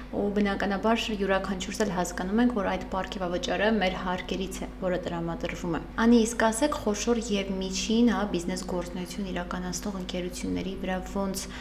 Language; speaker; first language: Armenian; native; Armenian